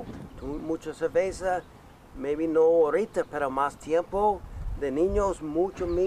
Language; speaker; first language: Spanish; non-native, learner; English